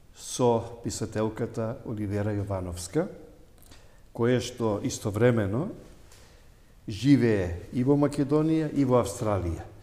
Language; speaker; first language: Macedonian; native; Macedonian